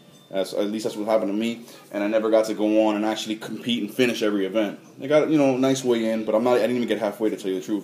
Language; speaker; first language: English; native; English